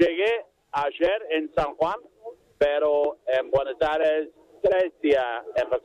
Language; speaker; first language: Spanish; non-native, learner; English